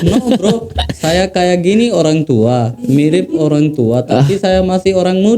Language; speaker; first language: Indonesian; non-native, learner; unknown